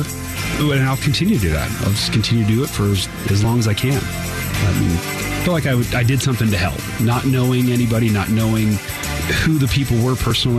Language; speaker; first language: English; native; English